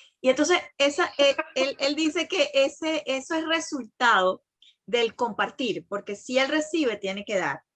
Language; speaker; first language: Spanish; native; Spanish